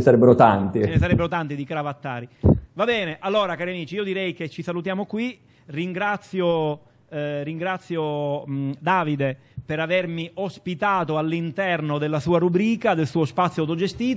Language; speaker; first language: Italian; native; Italian